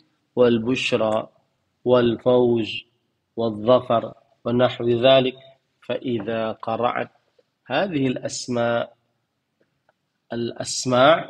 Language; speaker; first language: Arabic; non-native, fluent; Indonesian